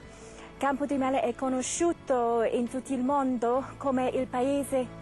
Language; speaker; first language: Italian; non-native, fluent; English